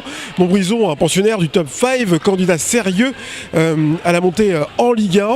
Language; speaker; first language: French; native; French